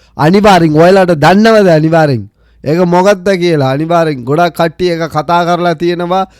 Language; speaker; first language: Sinhala; early bilingual, heritage; Sinhala